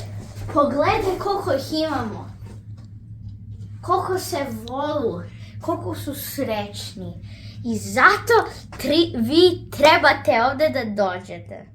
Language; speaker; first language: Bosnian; early bilingual, other home language; Serbian